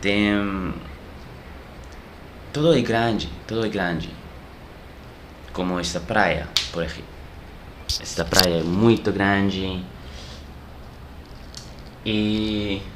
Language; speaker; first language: Portuguese; non-native, learner; French